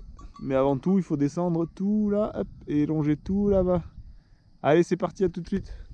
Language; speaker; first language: French; native; French